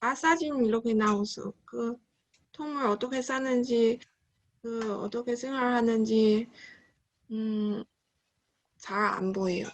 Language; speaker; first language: Korean; non-native, learner; Chinese